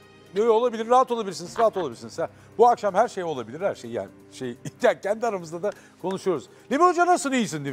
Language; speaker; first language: Turkish; native; Turkish